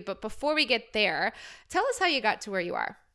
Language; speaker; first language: English; native; English